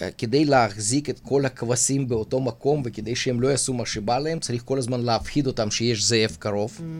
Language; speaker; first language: Hebrew; non-native, fluent; Russian